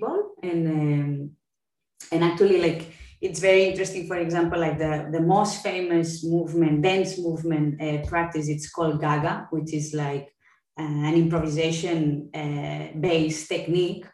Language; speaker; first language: English; non-native, fluent; Spanish